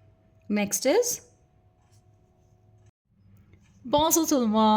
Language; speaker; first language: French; non-native, fluent; Hindi